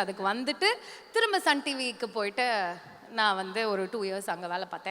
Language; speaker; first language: Tamil; native; Tamil